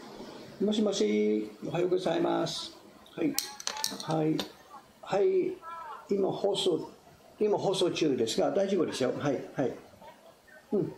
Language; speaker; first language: Japanese; non-native, fluent; English